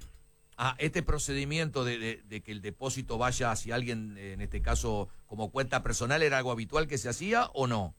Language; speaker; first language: Spanish; native; Spanish